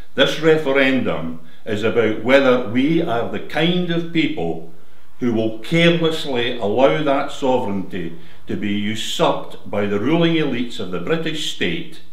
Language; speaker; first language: English; native; English